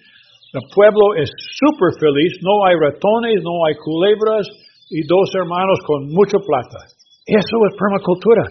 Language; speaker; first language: Spanish; non-native, learner; English